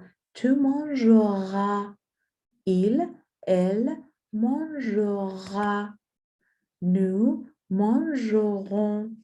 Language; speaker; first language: French; non-native, fluent; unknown